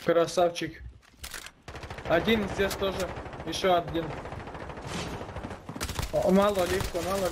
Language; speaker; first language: Russian; non-native, local second language; Latvian